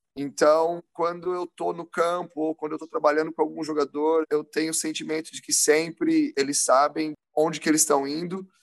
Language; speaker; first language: Portuguese; native; Portuguese